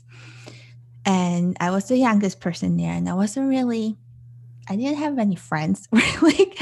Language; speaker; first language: English; non-native, local second language; Cantonese